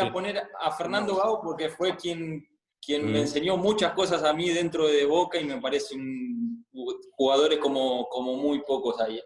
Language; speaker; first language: Spanish; native; Spanish